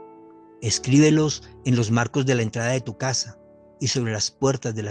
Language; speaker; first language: Spanish; native; Spanish